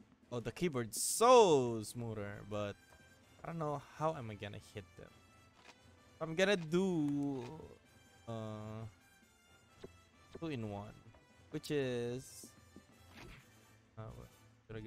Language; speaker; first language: English; non-native, local second language; Filipino